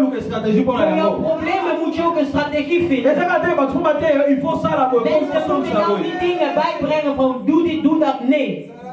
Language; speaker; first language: Dutch; early bilingual, other home language; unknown